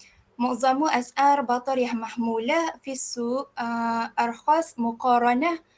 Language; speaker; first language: Arabic; non-native, learner; Malay